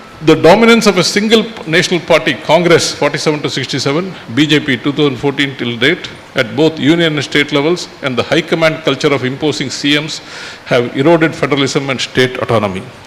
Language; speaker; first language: English; non-native, local second language; Tamil